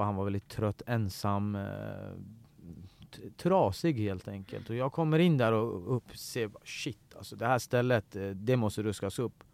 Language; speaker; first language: Swedish; early bilingual, other home language; Persian